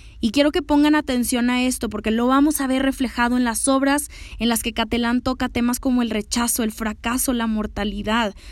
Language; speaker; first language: Spanish; native; Spanish